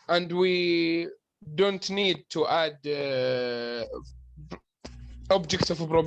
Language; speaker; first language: English; non-native, learner; Arabic